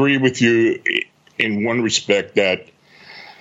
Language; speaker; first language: English; native; English